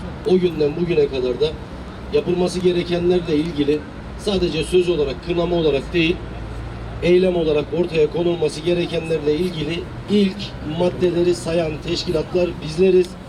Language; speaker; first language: Turkish; native; Turkish